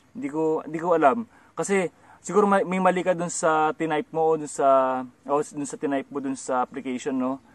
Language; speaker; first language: Filipino; native; Filipino